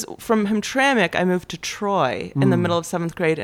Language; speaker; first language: English; early bilingual, other home language; Polish